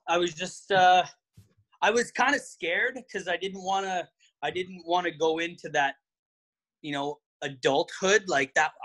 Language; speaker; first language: English; native; English